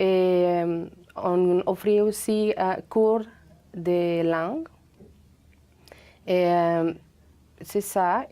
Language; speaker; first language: French; non-native, fluent; Spanish